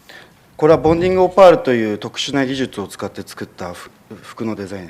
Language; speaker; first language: Japanese; native; Japanese